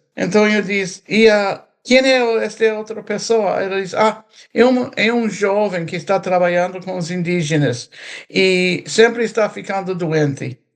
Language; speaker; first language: Portuguese; non-native, fluent; English